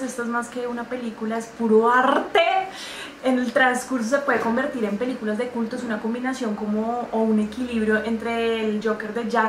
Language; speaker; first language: Spanish; native; Spanish